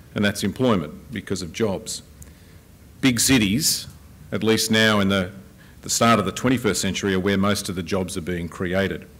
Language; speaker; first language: English; native; English